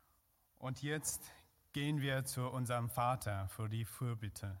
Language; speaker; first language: German; non-native, fluent; Persian